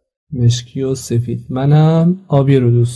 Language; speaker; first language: Persian; non-native, fluent; Central Kurdish